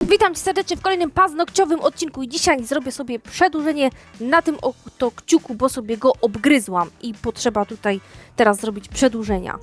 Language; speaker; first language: Polish; native; Polish